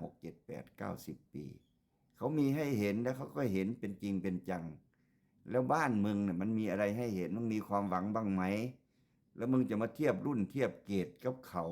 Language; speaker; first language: Thai; non-native, local second language; Lao